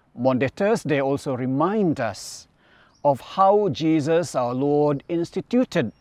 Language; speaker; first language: English; non-native, local second language; Iban